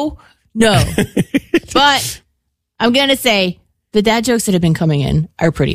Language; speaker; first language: English; native; English